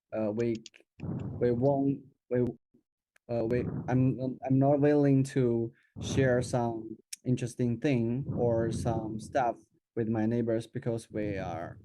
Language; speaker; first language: English; non-native, learner; Chinese